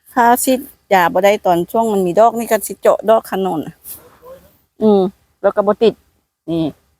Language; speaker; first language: Thai; native; Thai